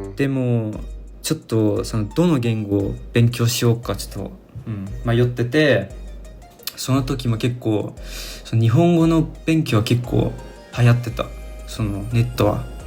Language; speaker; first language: Japanese; non-native, fluent; German